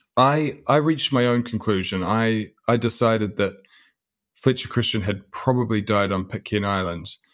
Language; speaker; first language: English; native; English